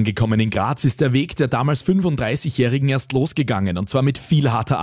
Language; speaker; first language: German; native; German